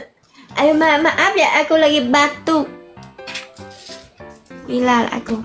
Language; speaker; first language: Indonesian; non-native, learner; Vietnamese